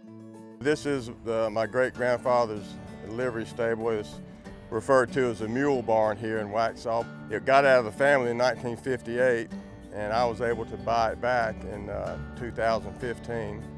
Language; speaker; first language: English; native; English